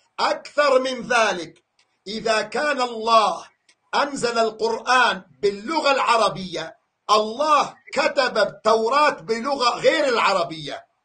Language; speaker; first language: Arabic; non-native, local second language; Kurdish